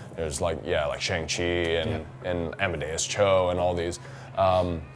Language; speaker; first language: English; native; English